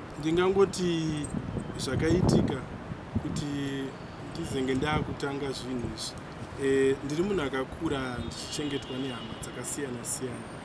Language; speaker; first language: Shona; native; Shona